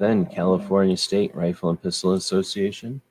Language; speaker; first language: English; native; English